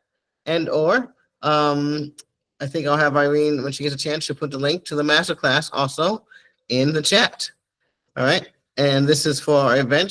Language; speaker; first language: English; native; English